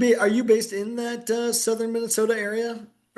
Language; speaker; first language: English; native; English